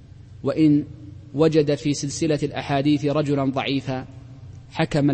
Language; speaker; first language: Arabic; native; Arabic